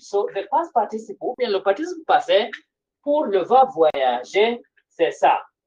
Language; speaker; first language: French; non-native, fluent; Swahili